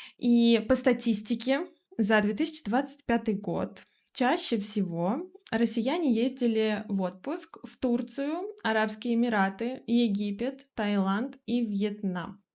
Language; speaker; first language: Russian; native; Russian